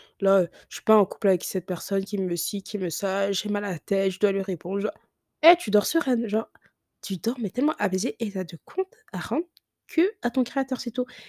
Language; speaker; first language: French; early bilingual, other home language; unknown